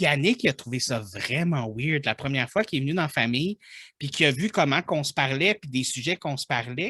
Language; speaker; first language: French; native; French